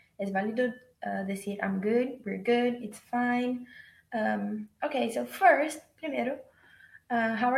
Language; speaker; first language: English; non-native, fluent; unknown